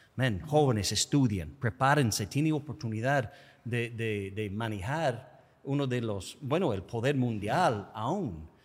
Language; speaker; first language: Spanish; non-native, fluent; English